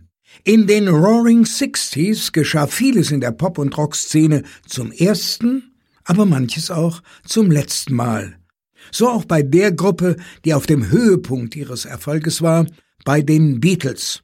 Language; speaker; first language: German; native; German